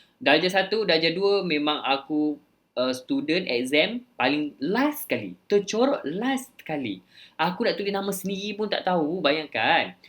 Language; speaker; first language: Malay; early bilingual, other home language; Thai